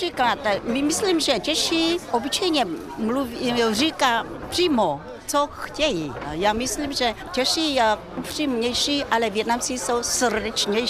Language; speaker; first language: Czech; non-native, learner; Vietnamese